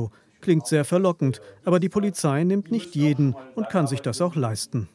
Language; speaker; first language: German; native; German